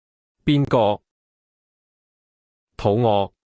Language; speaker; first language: Cantonese; non-native, learner; Chinese